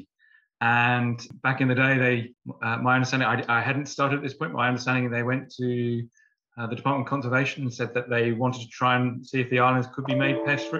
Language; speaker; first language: English; native; English